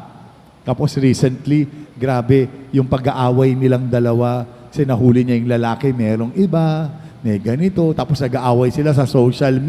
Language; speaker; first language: Filipino; native; Filipino